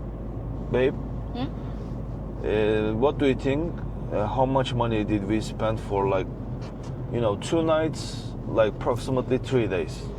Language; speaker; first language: English; non-native, learner; Turkish